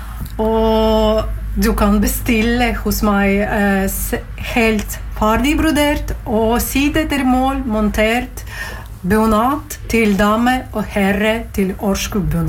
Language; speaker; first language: Norwegian; non-native, learner; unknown